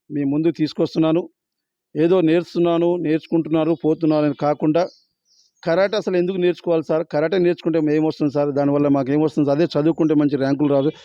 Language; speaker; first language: Telugu; native; Telugu